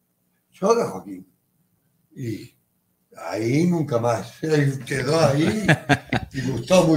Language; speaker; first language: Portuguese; non-native, learner; Spanish